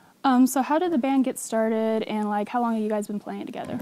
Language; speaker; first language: English; native; English